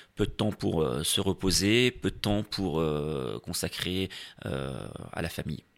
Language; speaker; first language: French; native; French